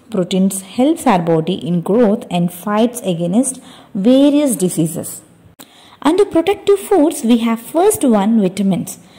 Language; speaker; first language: English; non-native, local second language; Telugu